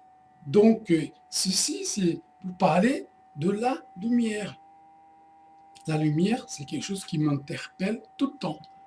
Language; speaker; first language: French; non-native, fluent; Portuguese